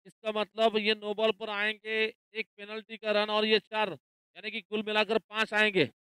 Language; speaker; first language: Hindi; non-native, local second language; Marathi